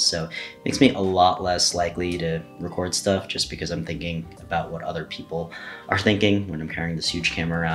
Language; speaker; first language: English; native; English